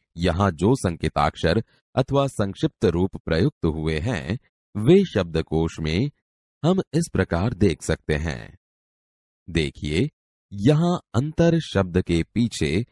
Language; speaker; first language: Hindi; non-native, local second language; Gujarati